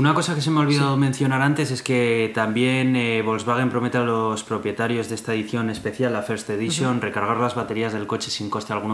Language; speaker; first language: Spanish; native; Spanish